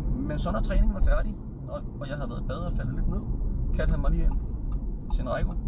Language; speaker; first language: Danish; early bilingual, other home language; Serbian